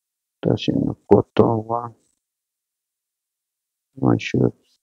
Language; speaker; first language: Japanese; non-native, learner; Spanish